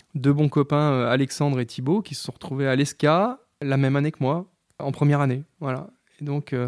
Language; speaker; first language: French; native; French